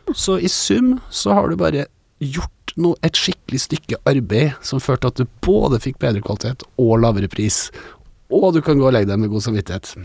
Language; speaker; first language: Norwegian; native; Norwegian